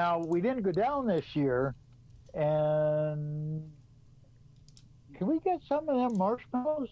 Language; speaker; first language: English; native; English